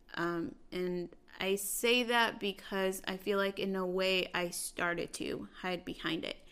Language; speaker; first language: English; early bilingual, other home language; Spanish